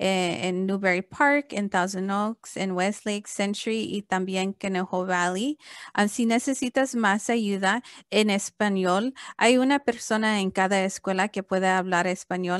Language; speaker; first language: Spanish; early bilingual, heritage; English